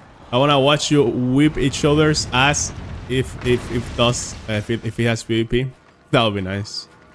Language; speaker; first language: English; non-native, fluent; Spanish